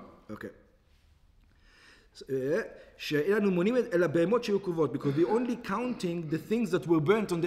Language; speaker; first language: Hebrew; non-native, fluent; English